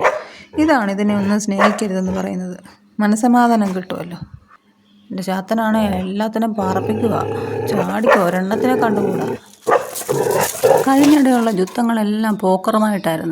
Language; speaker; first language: Malayalam; native; Malayalam